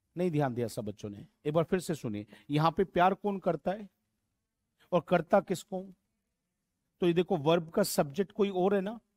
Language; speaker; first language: Hindi; native; Hindi